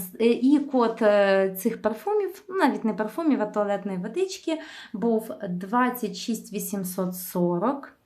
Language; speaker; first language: Ukrainian; native; Ukrainian